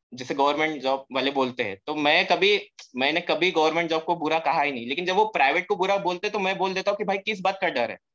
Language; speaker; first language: Hindi; non-native, local second language; Marathi